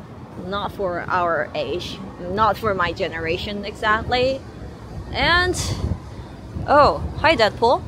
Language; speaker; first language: English; non-native, learner; Korean